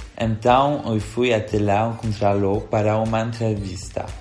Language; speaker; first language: Portuguese; non-native, fluent; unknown